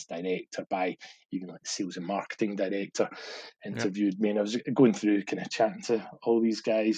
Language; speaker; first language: English; native; English